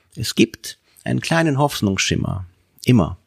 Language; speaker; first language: German; non-native, fluent; Hungarian